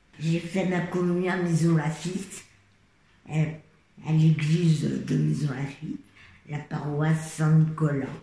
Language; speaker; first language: French; native; French